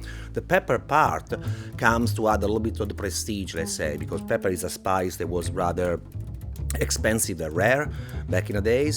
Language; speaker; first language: English; non-native, fluent; Italian